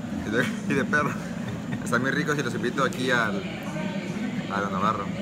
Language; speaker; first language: Spanish; native; Spanish